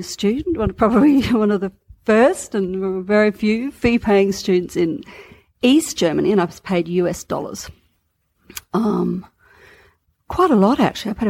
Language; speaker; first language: English; native; English